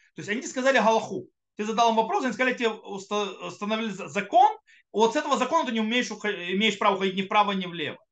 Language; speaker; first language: Russian; early bilingual, heritage; Russian